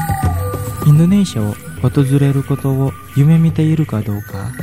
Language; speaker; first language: Japanese; non-native, fluent; Indonesian